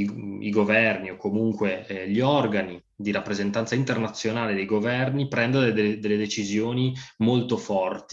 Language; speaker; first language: Italian; native; Italian